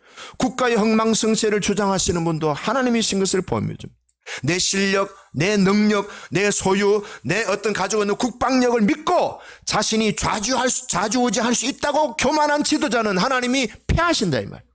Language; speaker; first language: Korean; native; Korean